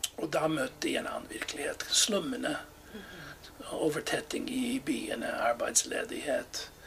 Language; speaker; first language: Norwegian; non-native, fluent; English